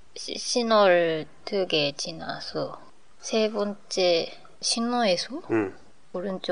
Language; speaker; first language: Korean; non-native, learner; Japanese